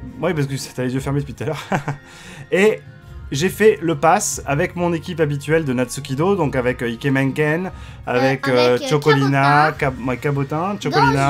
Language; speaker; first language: French; native; French